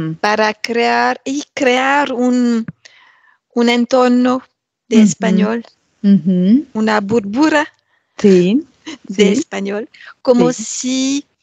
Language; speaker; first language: Spanish; non-native, learner; French